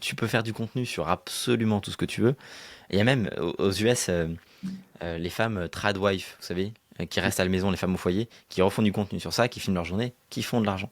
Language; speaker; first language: French; native; French